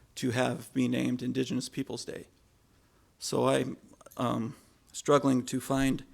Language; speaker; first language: English; native; English